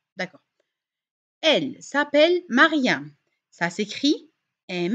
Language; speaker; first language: French; non-native, fluent; Arabic